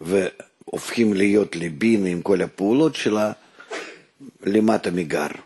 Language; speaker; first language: Hebrew; non-native, fluent; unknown